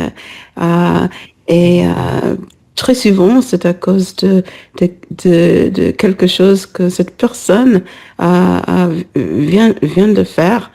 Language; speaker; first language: French; non-native, learner; English